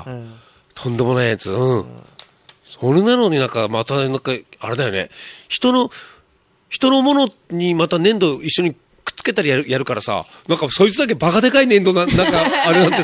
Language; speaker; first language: Japanese; native; Japanese